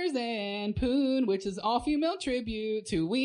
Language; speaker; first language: English; native; English